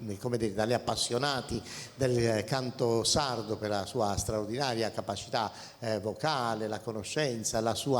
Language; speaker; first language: Italian; native; Italian